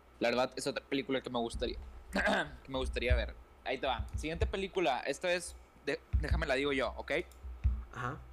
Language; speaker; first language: Spanish; native; Spanish